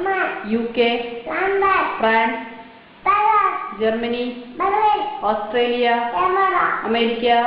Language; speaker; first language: English; non-native, learner; Arabic